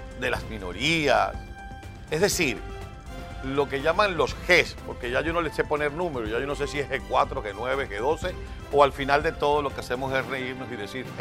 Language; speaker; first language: Spanish; native; Spanish